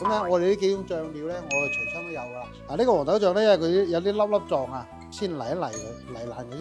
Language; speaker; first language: Cantonese; native; Cantonese